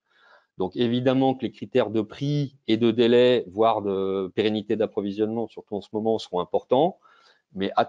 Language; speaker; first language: French; native; French